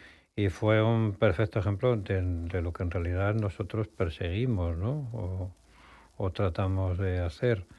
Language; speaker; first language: Spanish; native; Spanish